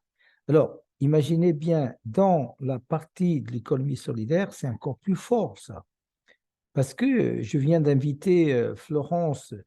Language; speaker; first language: French; non-native, fluent; Portuguese